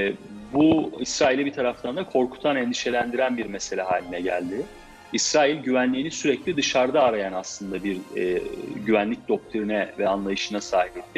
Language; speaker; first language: Turkish; native; Turkish